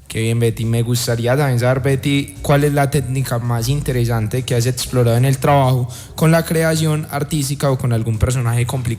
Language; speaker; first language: Spanish; native; Spanish